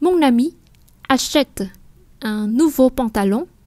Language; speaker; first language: French; non-native, fluent; Vietnamese